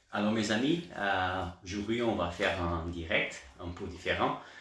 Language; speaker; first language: French; non-native, learner; Portuguese